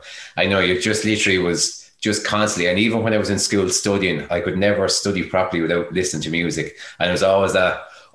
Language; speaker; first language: English; native; English